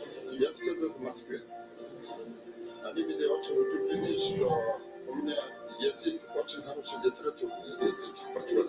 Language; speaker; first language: Russian; non-native, fluent; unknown